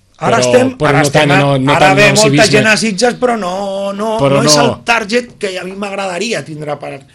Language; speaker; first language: Catalan; native; Catalan